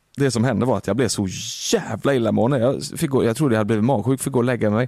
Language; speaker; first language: Swedish; native; Swedish